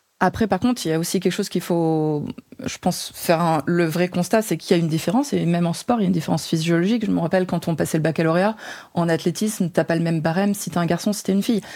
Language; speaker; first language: French; native; French